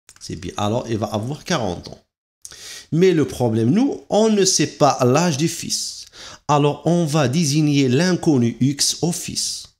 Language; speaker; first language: French; non-native, local second language; Arabic